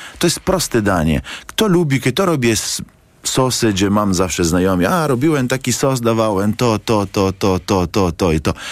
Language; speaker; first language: Polish; non-native, learner; Italian